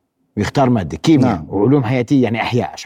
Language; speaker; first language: Arabic; native; Arabic